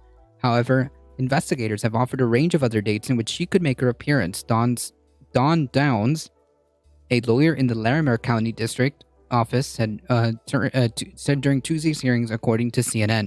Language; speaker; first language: English; native; English